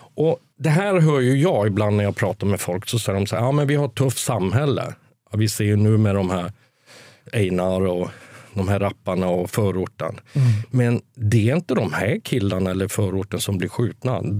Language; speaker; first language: Swedish; native; Swedish